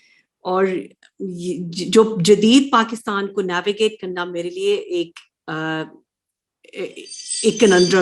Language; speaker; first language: Hindi; early bilingual, heritage; Urdu